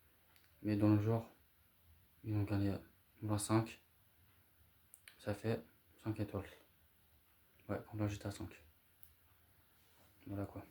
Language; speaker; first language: French; native; French